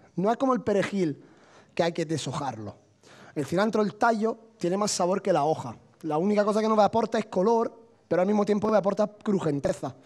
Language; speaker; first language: Spanish; non-native, fluent; Italian